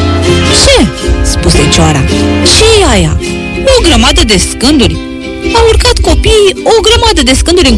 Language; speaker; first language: Romanian; native; Romanian